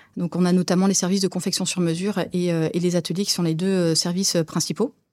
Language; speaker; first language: French; native; French